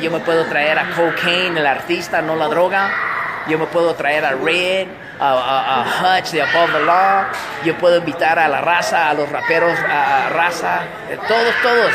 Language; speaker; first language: Spanish; early bilingual, other home language; English